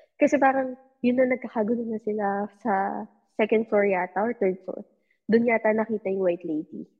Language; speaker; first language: Filipino; native; Filipino